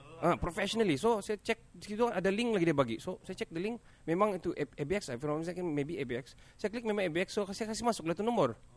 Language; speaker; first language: Malay; native; Malay